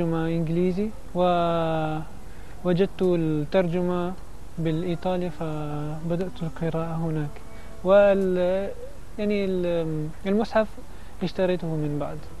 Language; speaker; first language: Arabic; non-native, learner; Italian